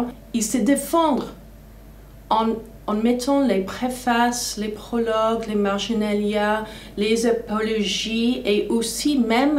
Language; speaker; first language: French; non-native, fluent; English